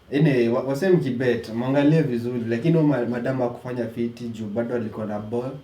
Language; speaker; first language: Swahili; native; Swahili